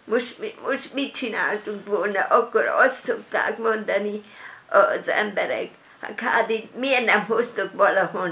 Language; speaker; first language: Hungarian; non-native, local second language; German